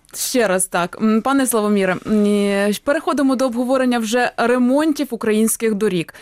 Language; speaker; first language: Ukrainian; native; Ukrainian